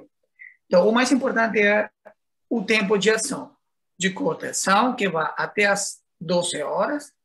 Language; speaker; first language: Portuguese; non-native, fluent; Spanish